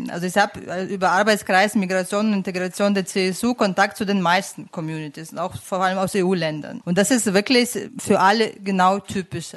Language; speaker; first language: German; non-native, fluent; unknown